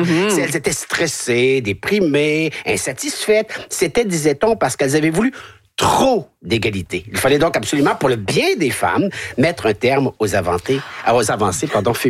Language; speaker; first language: French; native; French